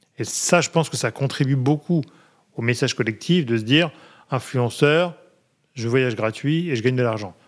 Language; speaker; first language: French; native; French